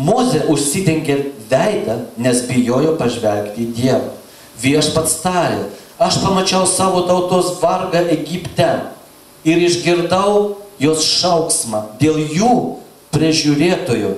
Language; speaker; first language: Lithuanian; non-native, local second language; Russian